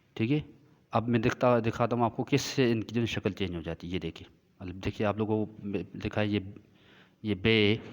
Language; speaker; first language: Urdu; non-native, local second language; Sindhi